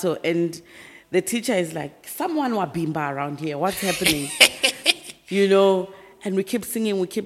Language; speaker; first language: English; non-native, local second language; Tsonga